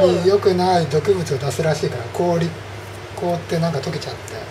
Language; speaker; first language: Japanese; native; Japanese